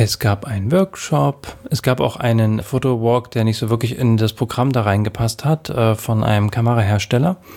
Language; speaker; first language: German; native; German